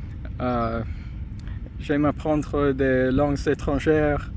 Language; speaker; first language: French; non-native, fluent; English